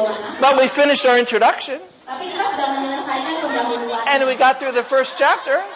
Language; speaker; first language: English; native; English